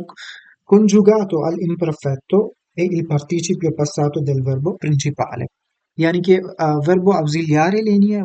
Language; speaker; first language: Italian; non-native, fluent; Urdu